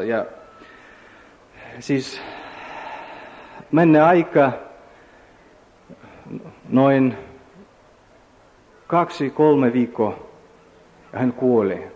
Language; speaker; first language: Finnish; non-native, learner; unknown